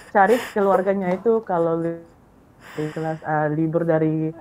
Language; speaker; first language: Indonesian; non-native, fluent; Filipino